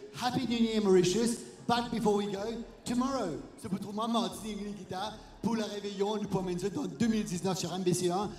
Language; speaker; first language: French; non-native, local second language; Morisyen